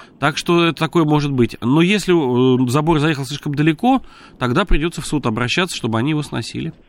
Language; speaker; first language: Russian; native; Russian